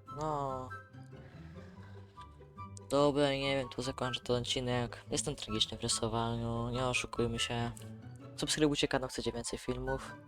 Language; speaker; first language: Polish; native; Polish